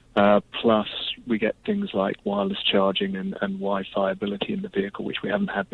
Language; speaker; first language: English; native; English